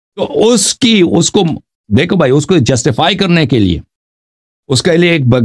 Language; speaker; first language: Urdu; non-native, fluent; Persian